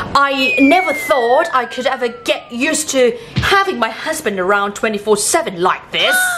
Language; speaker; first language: English; non-native, fluent; Thai